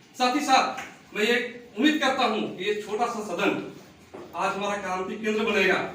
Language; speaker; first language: Hindi; native; Hindi